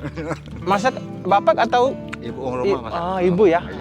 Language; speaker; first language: Indonesian; non-native, learner; Malayalam